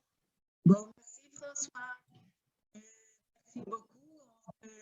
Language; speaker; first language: French; non-native, fluent; Spanish